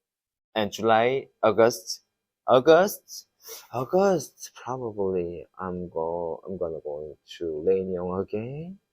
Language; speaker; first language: English; non-native, learner; Korean